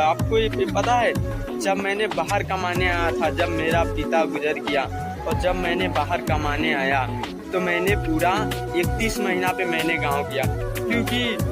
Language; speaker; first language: Hindi; non-native, fluent; Bangla